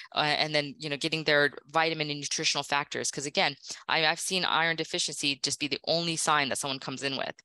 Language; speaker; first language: English; native; English